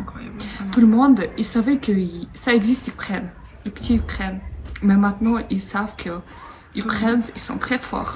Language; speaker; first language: French; non-native, fluent; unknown